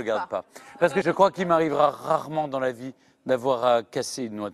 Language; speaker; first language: French; native; French